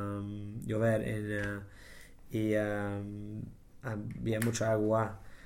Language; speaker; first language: Spanish; non-native, learner; English